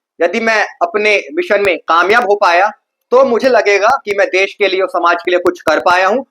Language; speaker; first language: Hindi; native; Hindi